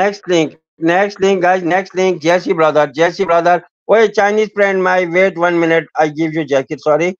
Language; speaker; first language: English; non-native, learner; Urdu